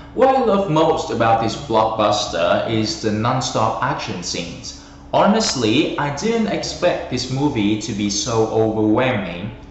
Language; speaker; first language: English; non-native, fluent; Vietnamese